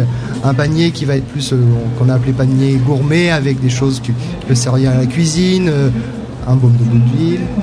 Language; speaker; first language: French; native; French